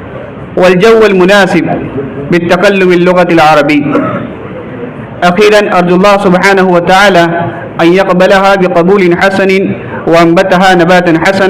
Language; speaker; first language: Arabic; non-native, fluent; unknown